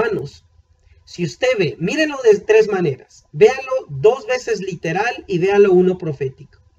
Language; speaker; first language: Spanish; native; Spanish